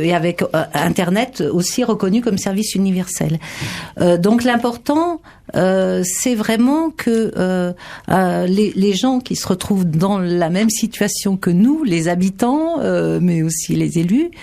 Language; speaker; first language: French; native; French